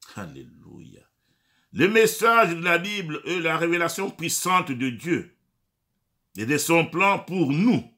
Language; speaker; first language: French; non-native, local second language; Lingala